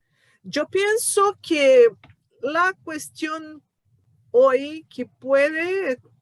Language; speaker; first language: Spanish; non-native, fluent; Portuguese